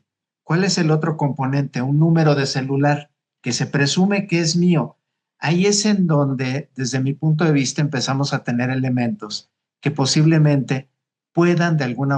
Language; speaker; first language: Spanish; native; Spanish